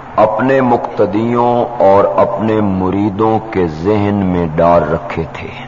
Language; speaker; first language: Urdu; non-native, local second language; Punjabi